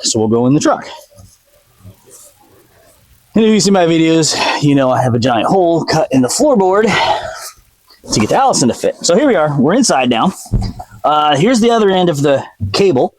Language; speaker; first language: English; native; English